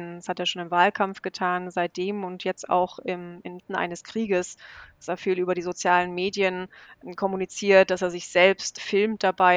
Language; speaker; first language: German; native; German